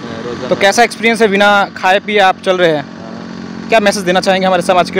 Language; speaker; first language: Hindi; native; Hindi